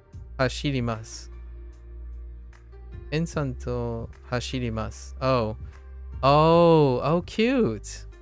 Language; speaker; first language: Japanese; non-native, learner; English